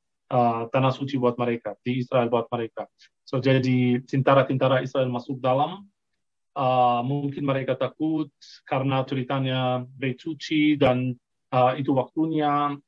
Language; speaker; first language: Indonesian; non-native, fluent; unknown